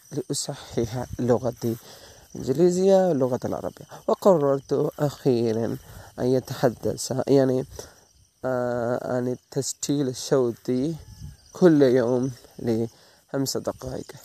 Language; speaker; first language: Arabic; non-native, learner; Malay